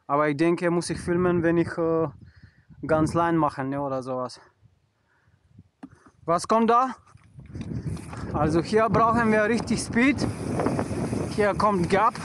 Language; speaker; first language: German; non-native, learner; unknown